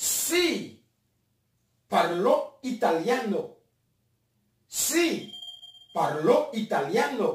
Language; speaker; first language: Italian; non-native, fluent; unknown